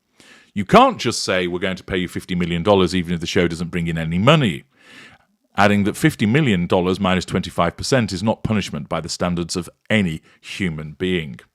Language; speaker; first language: English; native; English